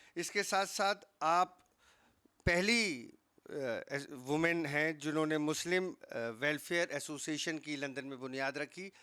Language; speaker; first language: Urdu; native; Urdu